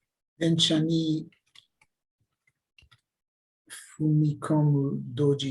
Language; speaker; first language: Japanese; non-native, learner; Portuguese